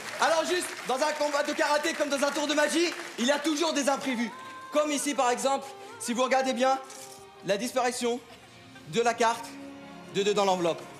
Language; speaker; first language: French; non-native, fluent; Arabic